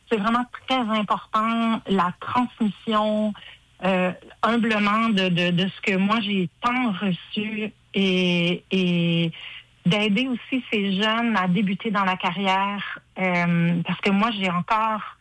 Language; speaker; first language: French; native; French